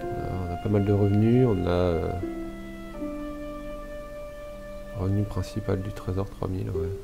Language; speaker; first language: French; native; French